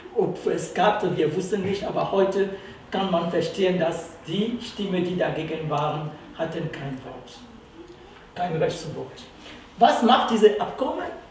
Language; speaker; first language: German; non-native, fluent; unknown